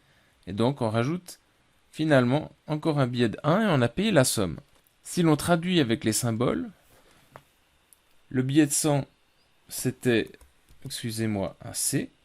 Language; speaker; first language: French; native; French